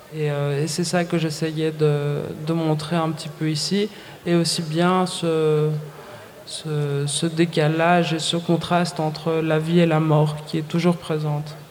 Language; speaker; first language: French; non-native, fluent; Greek